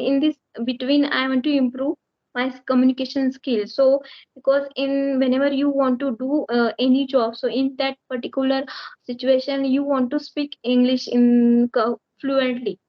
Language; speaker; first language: English; non-native, learner; Marathi